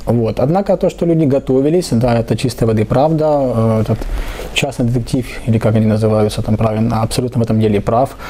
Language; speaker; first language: Russian; native; Russian